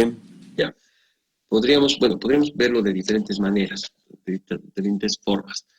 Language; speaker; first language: Spanish; native; Spanish